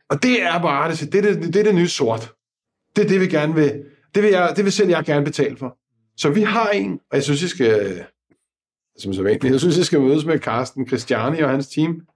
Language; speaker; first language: Danish; native; Danish